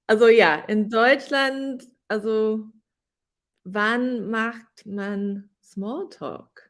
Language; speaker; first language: German; non-native, fluent; English